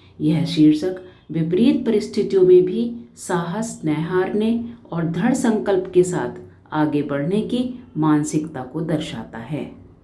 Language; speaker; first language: Hindi; native; Hindi